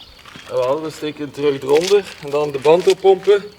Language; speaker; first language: Dutch; native; Dutch